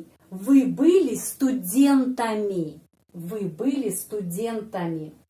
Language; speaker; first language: Russian; non-native, fluent; Indonesian